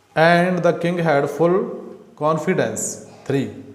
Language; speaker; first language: English; non-native, local second language; Punjabi